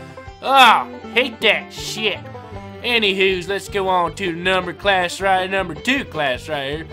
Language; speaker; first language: English; native; English